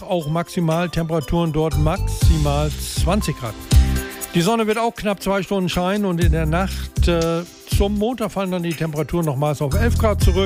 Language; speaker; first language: German; native; German